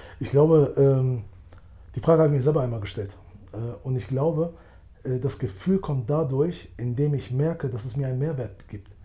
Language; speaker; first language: German; early bilingual, other home language; Albanian